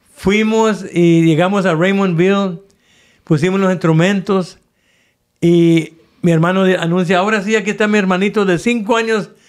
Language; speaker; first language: Spanish; native; Spanish